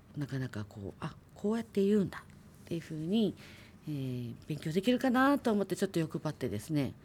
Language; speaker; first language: Japanese; native; Japanese